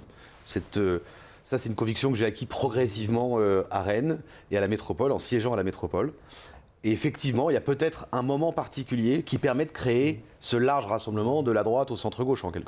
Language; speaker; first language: French; native; French